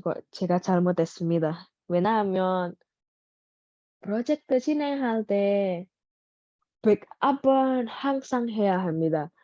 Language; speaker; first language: Korean; non-native, learner; Indonesian